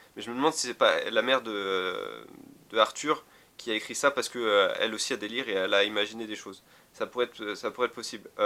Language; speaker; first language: French; native; French